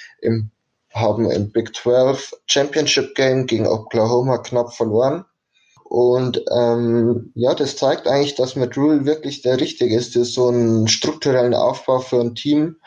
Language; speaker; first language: German; native; German